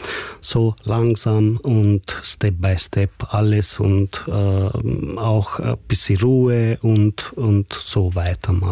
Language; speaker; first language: German; non-native, fluent; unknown